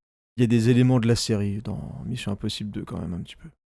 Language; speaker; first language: French; native; French